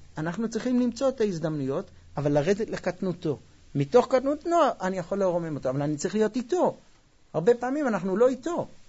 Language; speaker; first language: Hebrew; non-native, fluent; English